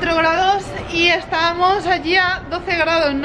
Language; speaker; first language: Spanish; native; Spanish